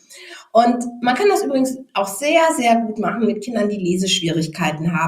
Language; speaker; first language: German; native; German